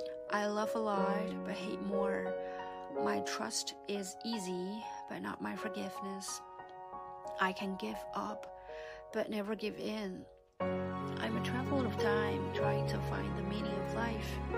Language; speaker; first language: English; non-native, fluent; Chinese